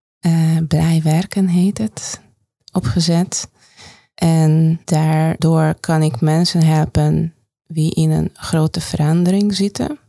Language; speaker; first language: Dutch; non-native, fluent; Hungarian